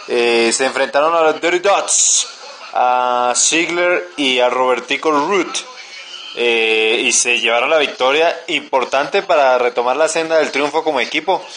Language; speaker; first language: Spanish; native; Spanish